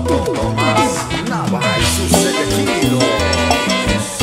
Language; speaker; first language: Spanish; native; Spanish